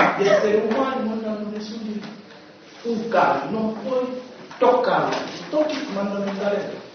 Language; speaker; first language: Italian; non-native, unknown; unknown